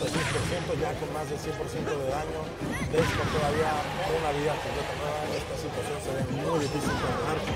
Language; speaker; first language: Spanish; native; Spanish